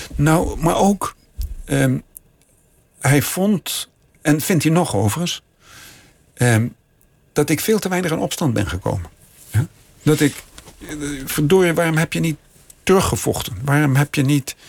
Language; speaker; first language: Dutch; native; Dutch